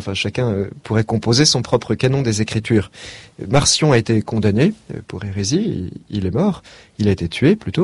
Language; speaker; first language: French; native; French